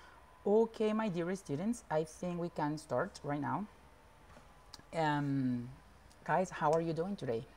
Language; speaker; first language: English; non-native, fluent; Spanish